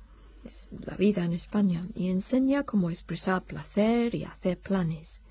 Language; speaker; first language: Spanish; non-native, fluent; English